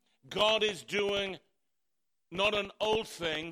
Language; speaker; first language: English; native; English